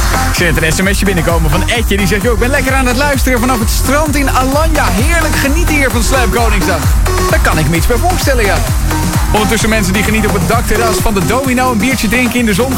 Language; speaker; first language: Dutch; native; Dutch